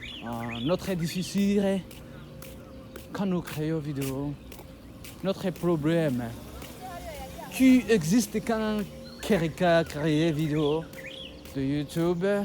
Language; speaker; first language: French; non-native, learner; Kinyarwanda